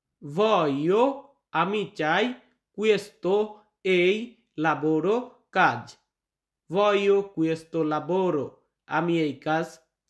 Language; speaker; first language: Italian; non-native, learner; Bangla